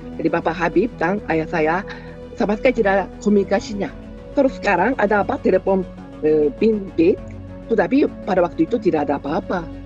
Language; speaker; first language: Indonesian; non-native, fluent; Japanese